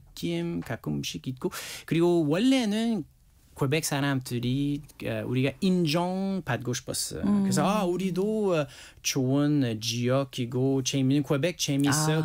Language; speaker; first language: Korean; non-native, learner; French